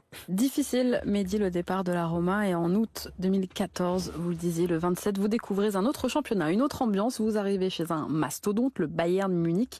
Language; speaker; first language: French; native; French